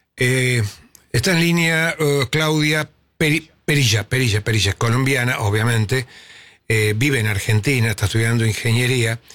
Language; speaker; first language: Spanish; native; Spanish